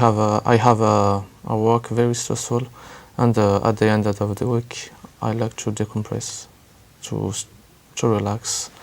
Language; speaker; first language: English; non-native, learner; French